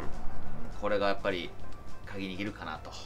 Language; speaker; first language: Japanese; native; Japanese